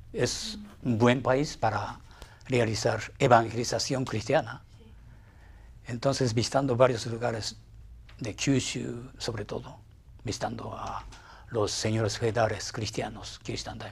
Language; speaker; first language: Spanish; non-native, fluent; Japanese